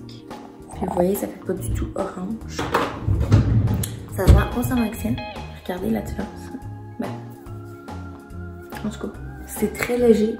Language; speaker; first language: French; native; French